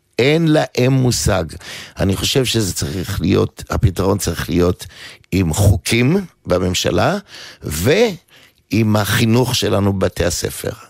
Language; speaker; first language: Hebrew; native; Hebrew